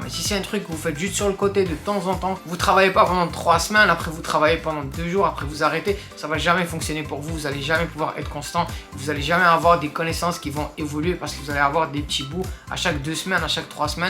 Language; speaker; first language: French; native; French